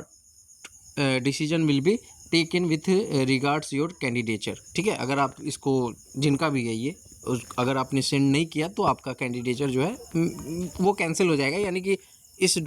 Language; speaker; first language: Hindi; native; Hindi